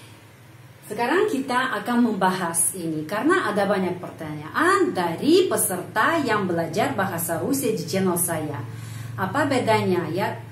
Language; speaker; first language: Indonesian; non-native, fluent; Russian